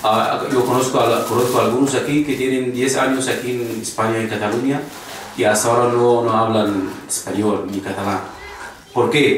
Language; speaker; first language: Spanish; non-native, fluent; Arabic